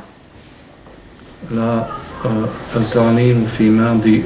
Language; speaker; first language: Arabic; non-native, learner; Bosnian